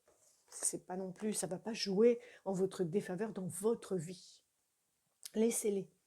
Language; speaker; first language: French; native; French